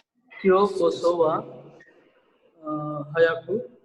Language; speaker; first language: Japanese; non-native, fluent; Hindi